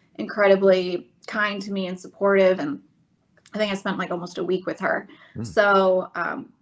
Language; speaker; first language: English; native; English